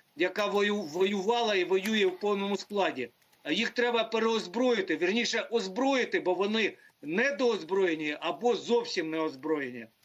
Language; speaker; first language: Ukrainian; native; Ukrainian